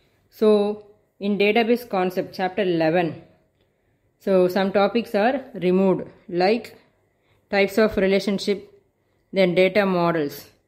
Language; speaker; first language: English; non-native, local second language; Tamil